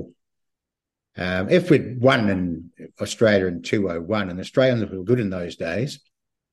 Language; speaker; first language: English; native; English